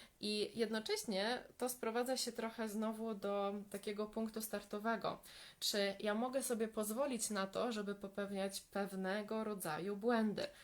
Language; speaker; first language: Polish; native; Polish